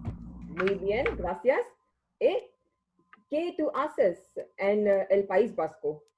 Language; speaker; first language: Spanish; non-native, learner; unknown